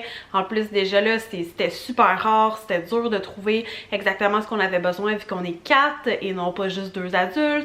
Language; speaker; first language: French; native; French